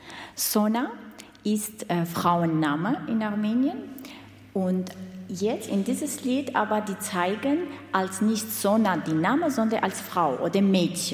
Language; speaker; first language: German; non-native, learner; Armenian